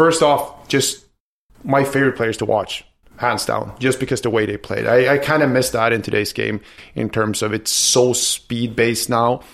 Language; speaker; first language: English; non-native, fluent; Swedish